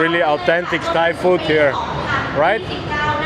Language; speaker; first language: English; non-native, fluent; German